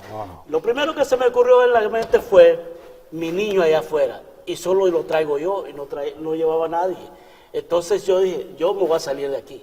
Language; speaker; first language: Spanish; native; Spanish